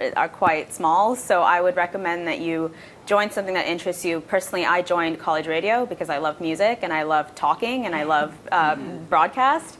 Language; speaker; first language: English; non-native, local second language; Bangla